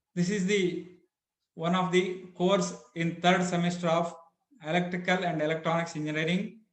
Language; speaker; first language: English; non-native, local second language; Kannada